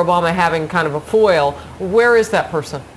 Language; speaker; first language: English; native; English